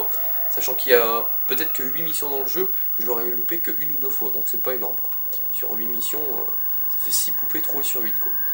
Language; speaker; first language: French; native; French